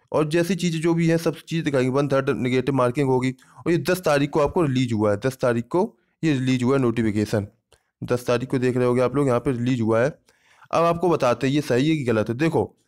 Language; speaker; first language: Hindi; native; Hindi